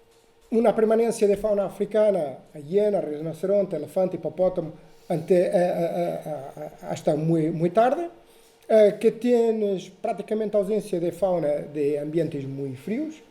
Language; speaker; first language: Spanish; non-native, learner; Portuguese